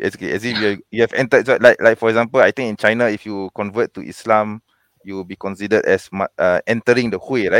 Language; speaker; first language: English; non-native, local second language; Malay